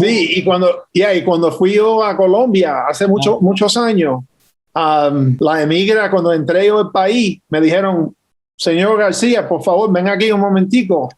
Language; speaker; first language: Spanish; early bilingual, heritage; English